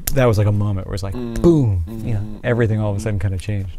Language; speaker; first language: English; native; English